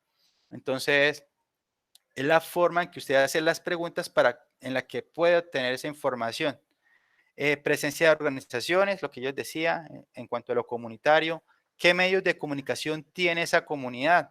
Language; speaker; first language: Spanish; native; Spanish